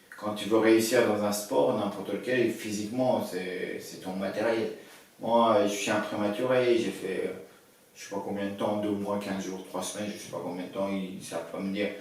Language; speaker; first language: French; early bilingual, other home language; Persian